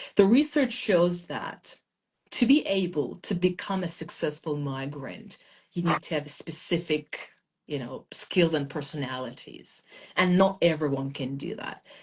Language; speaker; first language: English; non-native, fluent; Persian